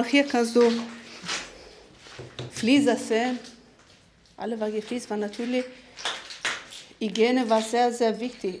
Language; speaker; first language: German; non-native, fluent; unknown